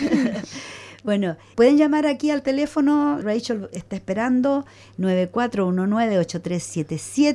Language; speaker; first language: Spanish; native; Spanish